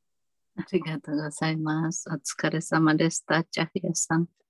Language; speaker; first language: Japanese; non-native, fluent; Indonesian